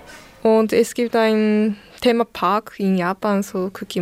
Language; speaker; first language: German; non-native, learner; Japanese